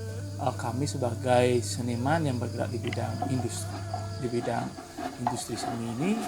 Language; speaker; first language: Indonesian; native; Indonesian